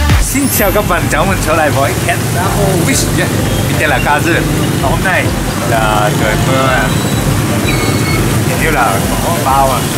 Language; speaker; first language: Vietnamese; non-native, learner; Japanese